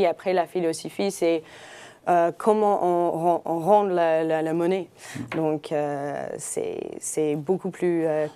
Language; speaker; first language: French; non-native, fluent; English